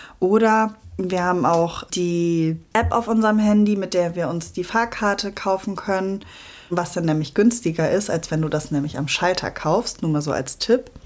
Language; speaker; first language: German; native; German